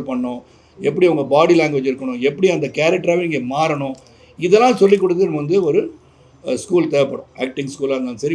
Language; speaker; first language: Tamil; native; Tamil